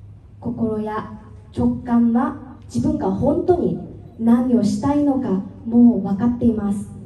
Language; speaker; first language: Japanese; non-native, fluent; Vietnamese